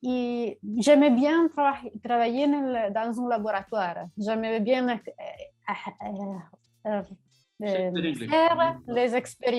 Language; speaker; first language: French; non-native, learner; Italian